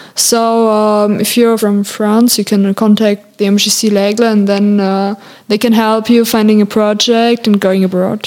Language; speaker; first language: English; non-native, fluent; German